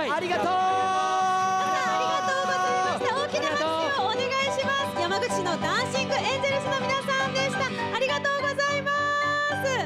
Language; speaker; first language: Japanese; native; Japanese